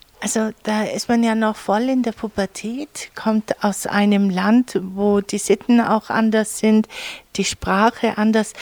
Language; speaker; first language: German; native; German